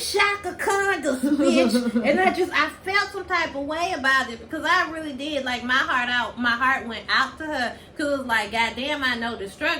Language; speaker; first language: English; native; English